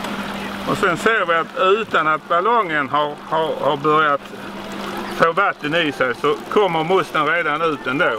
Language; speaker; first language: Swedish; native; Swedish